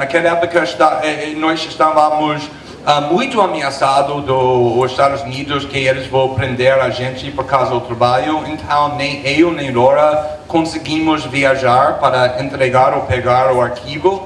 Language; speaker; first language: Portuguese; non-native, fluent; English